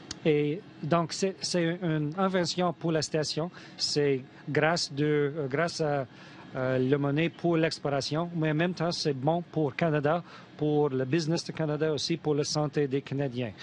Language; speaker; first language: French; non-native, fluent; English